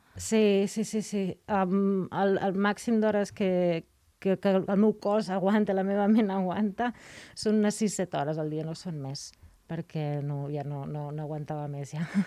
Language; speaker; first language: Catalan; native; Catalan